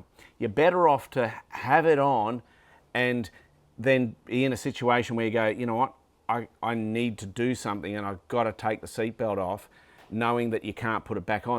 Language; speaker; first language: English; native; English